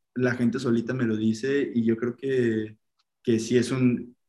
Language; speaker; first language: Spanish; native; Spanish